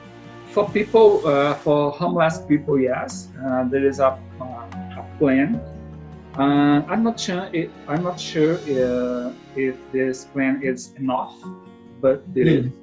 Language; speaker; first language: English; non-native, learner; Portuguese